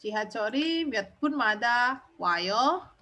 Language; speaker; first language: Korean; non-native, fluent; Indonesian